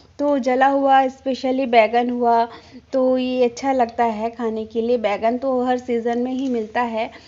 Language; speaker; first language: Hindi; non-native, local second language; Bangla